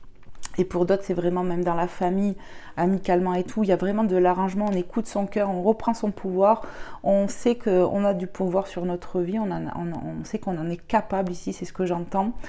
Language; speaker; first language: French; native; French